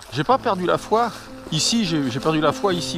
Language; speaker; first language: French; native; French